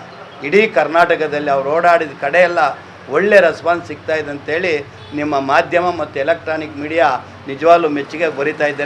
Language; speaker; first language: Kannada; native; Kannada